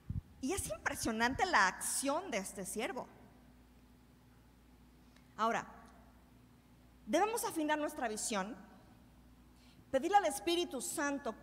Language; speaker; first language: Spanish; native; Spanish